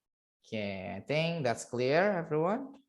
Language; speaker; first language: English; non-native, fluent; Indonesian